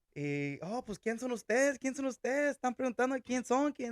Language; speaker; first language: Spanish; early bilingual, heritage; Spanish